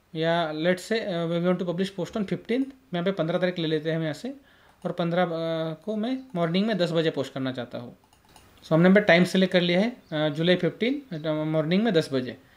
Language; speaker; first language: Hindi; native; Hindi